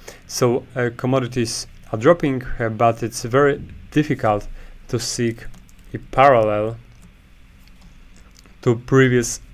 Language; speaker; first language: English; non-native, fluent; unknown